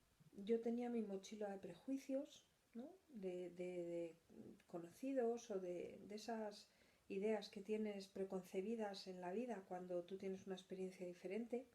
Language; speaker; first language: Spanish; native; Spanish